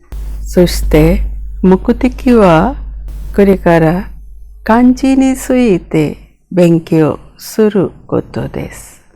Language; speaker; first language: Japanese; non-native, fluent; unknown